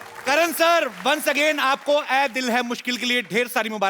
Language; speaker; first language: Hindi; native; Hindi